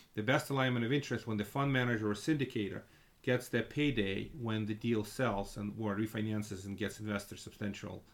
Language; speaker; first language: English; non-native, fluent; Russian